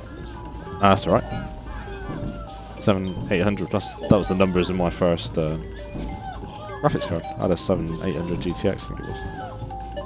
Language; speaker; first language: English; native; English